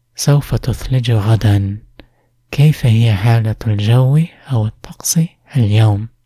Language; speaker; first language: Arabic; non-native, fluent; English